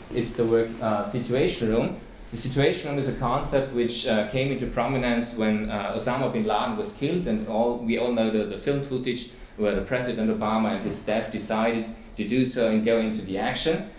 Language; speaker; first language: English; non-native, fluent; German